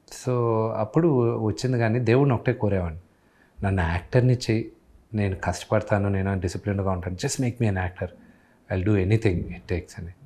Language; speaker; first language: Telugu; native; Telugu